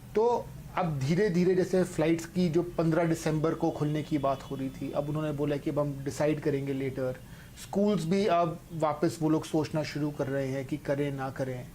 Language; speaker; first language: Hindi; native; Hindi